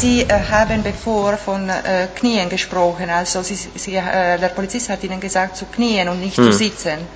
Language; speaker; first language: German; non-native, local second language; Italian